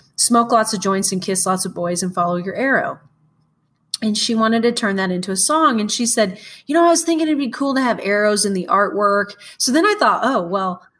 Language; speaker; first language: English; native; English